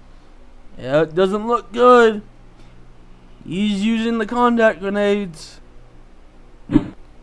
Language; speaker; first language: English; native; English